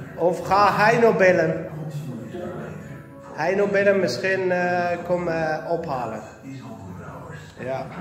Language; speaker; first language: Dutch; non-native, learner; Arabic